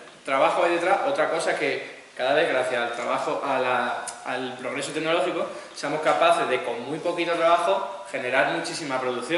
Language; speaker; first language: Spanish; native; Spanish